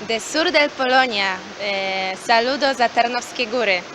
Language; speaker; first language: Spanish; non-native, learner; Polish